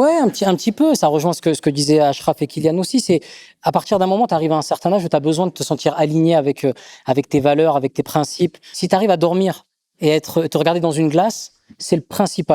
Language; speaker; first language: French; native; French